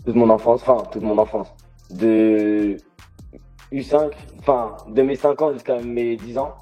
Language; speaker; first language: French; native; French